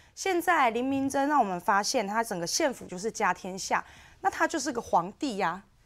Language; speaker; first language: Chinese; native; Chinese